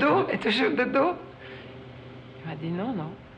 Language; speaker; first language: French; non-native, fluent; Italian